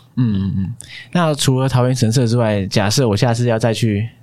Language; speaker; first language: Chinese; native; Chinese